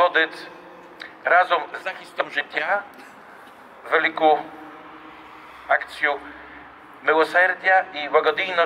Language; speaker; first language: Polish; non-native, learner; Ukrainian